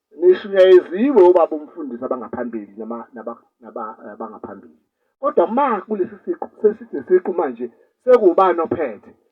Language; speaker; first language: Zulu; native; Zulu